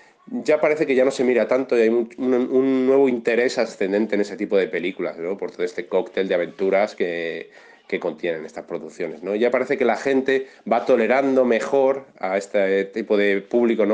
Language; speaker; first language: Spanish; native; Spanish